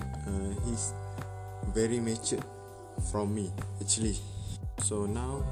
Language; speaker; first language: English; non-native, learner; Malay